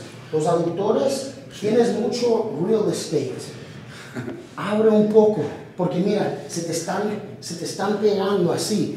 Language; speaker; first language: Spanish; early bilingual, heritage; Spanish